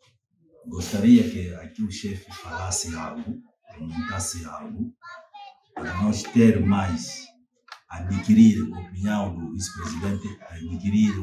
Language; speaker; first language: Portuguese; non-native, learner; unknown